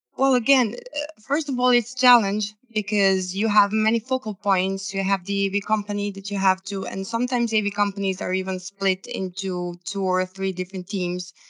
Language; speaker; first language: English; non-native, fluent; Serbian